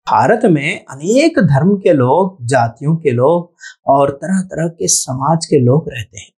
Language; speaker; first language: Hindi; non-native, local second language; Telugu